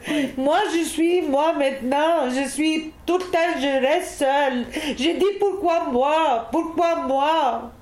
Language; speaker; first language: French; non-native, local second language; Arabic